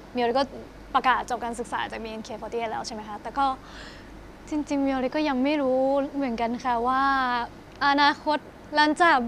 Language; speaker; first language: Thai; non-native, fluent; Japanese